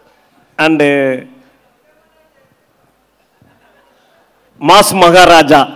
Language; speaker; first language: Telugu; non-native, learner; Tamil